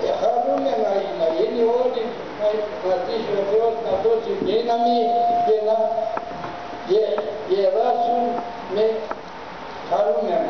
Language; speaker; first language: Greek; early bilingual, other home language; Turkish